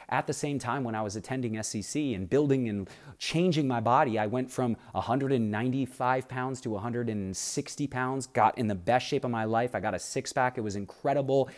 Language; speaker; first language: English; native; English